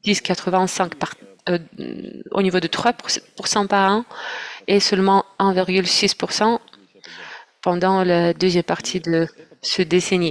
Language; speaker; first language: French; non-native, fluent; Russian